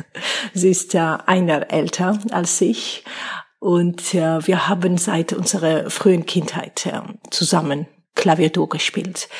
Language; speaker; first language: German; non-native, fluent; Georgian